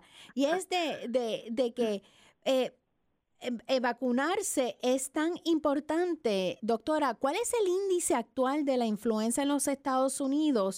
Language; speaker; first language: Spanish; native; Spanish